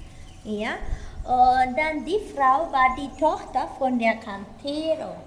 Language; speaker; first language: German; non-native, fluent; Spanish